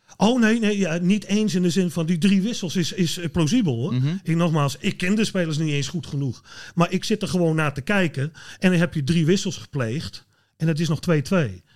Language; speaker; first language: Dutch; native; Dutch